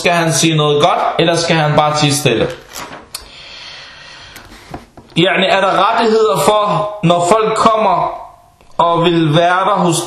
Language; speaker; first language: Danish; early bilingual, other home language; Arabic